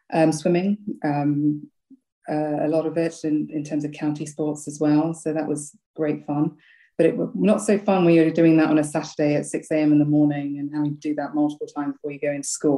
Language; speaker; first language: English; native; English